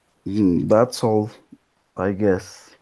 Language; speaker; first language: English; non-native, learner; Spanish